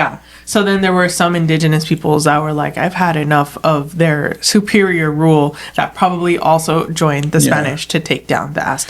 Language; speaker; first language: English; native; English